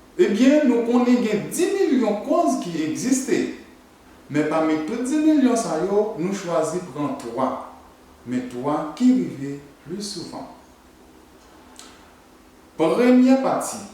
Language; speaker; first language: French; non-native, learner; Haitian Creole